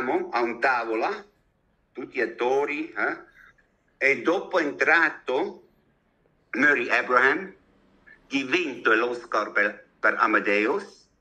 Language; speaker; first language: Italian; non-native, learner; German